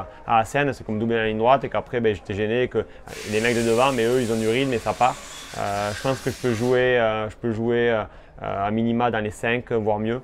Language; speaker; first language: French; native; French